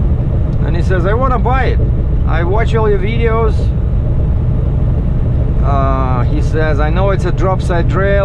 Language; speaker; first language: English; non-native, fluent; Russian